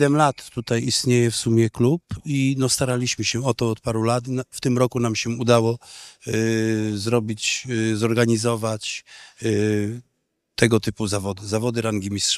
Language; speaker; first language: Polish; native; Polish